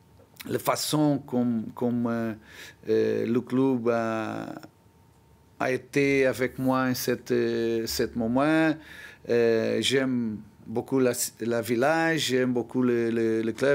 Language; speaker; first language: French; non-native, learner; Portuguese